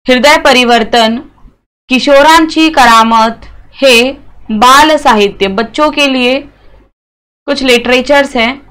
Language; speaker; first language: Hindi; non-native, local second language; Marathi